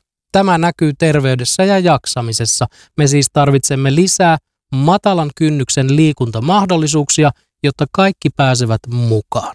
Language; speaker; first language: Finnish; native; Finnish